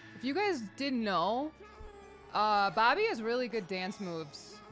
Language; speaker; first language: English; native; English